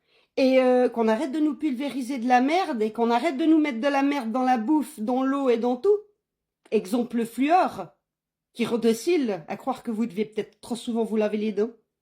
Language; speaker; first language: French; native; French